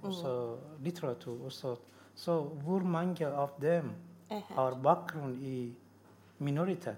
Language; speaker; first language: Norwegian; non-native, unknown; Persian